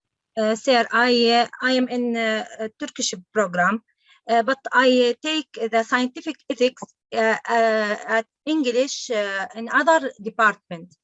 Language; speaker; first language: English; non-native, learner; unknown